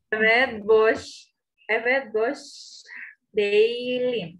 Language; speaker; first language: Turkish; non-native, learner; Indonesian